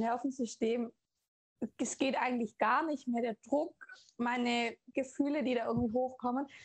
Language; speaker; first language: German; native; German